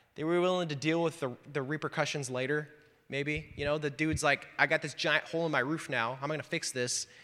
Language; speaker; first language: English; native; English